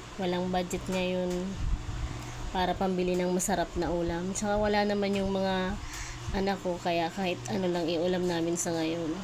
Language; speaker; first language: Filipino; non-native, local second language; Bikol